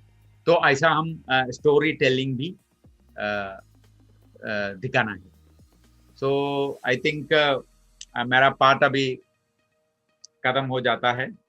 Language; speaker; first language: Hindi; non-native, local second language; Malayalam